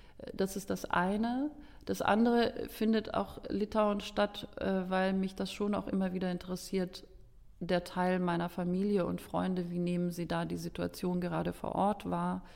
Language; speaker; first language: German; early bilingual, other home language; Lithuanian